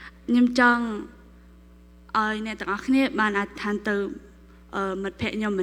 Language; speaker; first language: Khmer; non-native, local second language; Korean